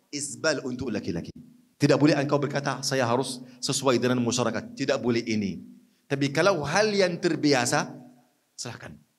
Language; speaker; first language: Malay; non-native, fluent; Arabic